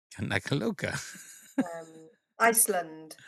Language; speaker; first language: English; native; English